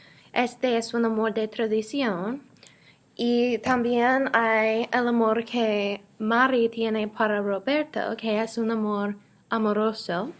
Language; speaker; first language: Spanish; non-native, learner; English